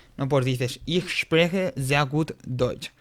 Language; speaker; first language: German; non-native, fluent; Spanish